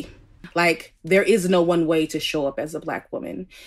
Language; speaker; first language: English; native; English